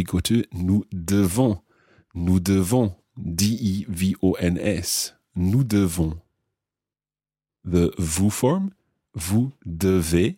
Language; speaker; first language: French; non-native, fluent; English